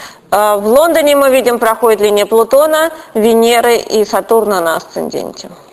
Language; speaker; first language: Russian; native; Russian